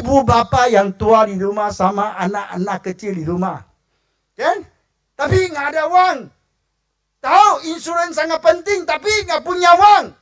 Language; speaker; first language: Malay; non-native, local second language; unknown